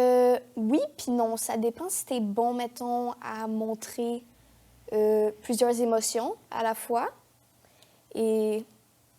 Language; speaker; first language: French; native; French